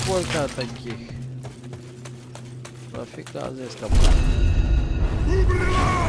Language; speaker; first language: Russian; non-native, local second language; Romanian